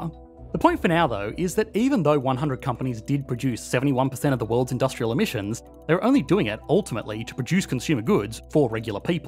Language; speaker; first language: English; native; English